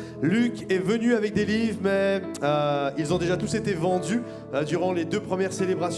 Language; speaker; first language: French; native; French